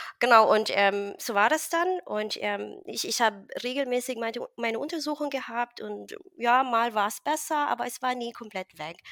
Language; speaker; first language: German; non-native, fluent; Filipino